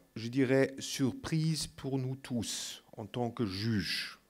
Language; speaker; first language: French; non-native, fluent; German